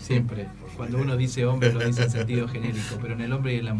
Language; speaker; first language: Spanish; native; Spanish